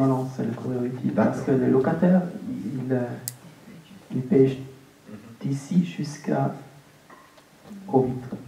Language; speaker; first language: French; non-native, local second language; German